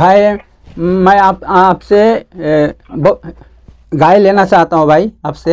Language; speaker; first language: Hindi; non-native, local second language; Bangla